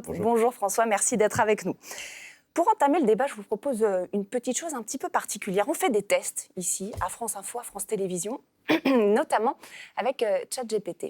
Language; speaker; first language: French; native; French